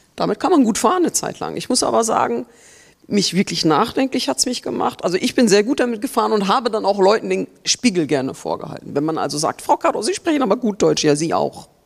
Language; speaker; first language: German; native; German